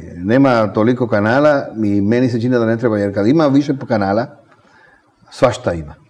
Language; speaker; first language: Serbian; non-native, fluent; Spanish